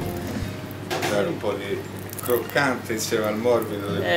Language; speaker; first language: Italian; native; Italian